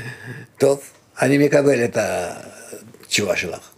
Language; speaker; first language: Hebrew; non-native, fluent; Russian